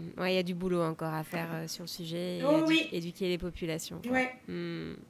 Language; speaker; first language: French; native; French